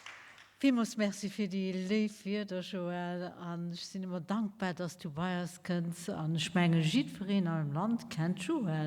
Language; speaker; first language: German; non-native, local second language; Luxembourgish